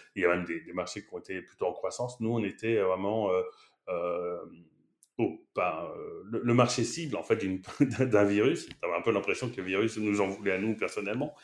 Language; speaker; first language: French; native; French